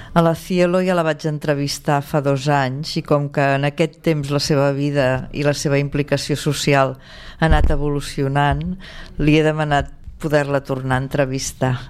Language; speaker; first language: Catalan; native; Catalan